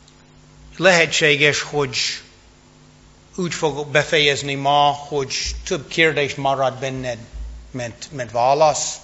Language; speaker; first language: Hungarian; non-native, fluent; English